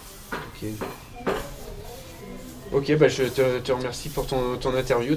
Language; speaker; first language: French; native; French